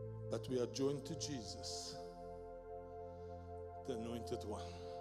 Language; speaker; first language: English; non-native, local second language; Afrikaans